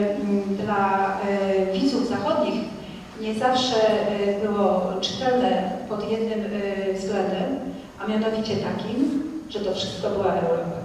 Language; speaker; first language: Polish; native; Polish